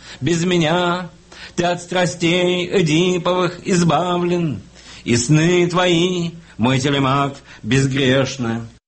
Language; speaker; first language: Russian; native; Russian